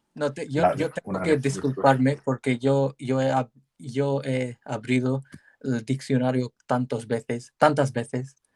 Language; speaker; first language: Spanish; non-native, learner; English